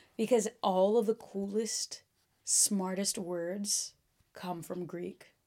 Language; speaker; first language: English; early bilingual, other home language; Portuguese